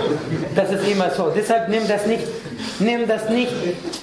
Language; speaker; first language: German; non-native, fluent; Arabic